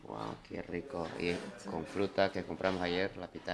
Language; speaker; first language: Spanish; non-native, fluent; Japanese